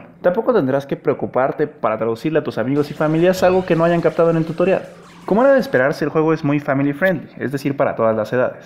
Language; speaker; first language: Spanish; native; Spanish